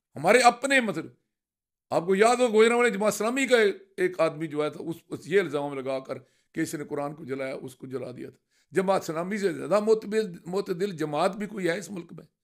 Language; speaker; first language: Urdu; non-native, local second language; Punjabi